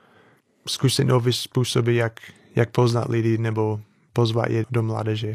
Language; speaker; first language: Czech; non-native, fluent; English